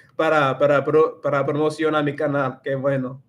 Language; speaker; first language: Spanish; non-native, learner; English